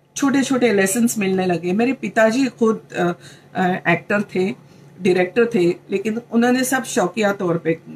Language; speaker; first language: Hindi; non-native, local second language; Marathi